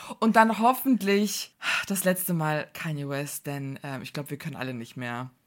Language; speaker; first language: German; early bilingual, other home language; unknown